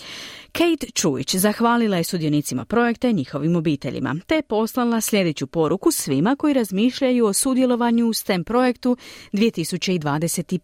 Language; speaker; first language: Serbian; native; Serbian